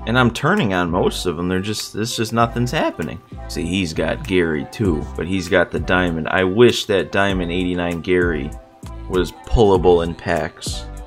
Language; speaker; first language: English; native; English